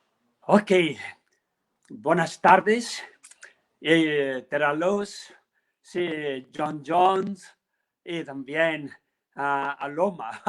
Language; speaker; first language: Spanish; non-native, learner; Tibetan